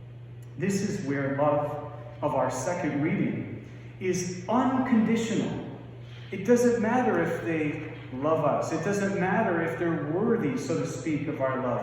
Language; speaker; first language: English; native; English